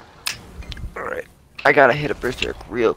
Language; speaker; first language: English; native; English